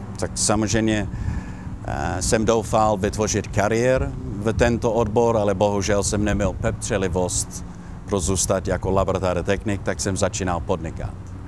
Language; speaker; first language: Czech; non-native, learner; Italian